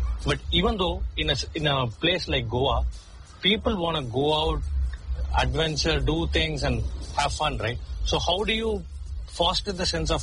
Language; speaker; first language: English; non-native, local second language; Tamil